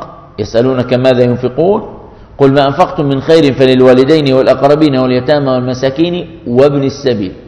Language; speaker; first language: Arabic; native; Arabic